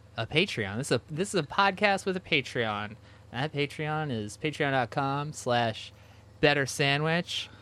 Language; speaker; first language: English; native; English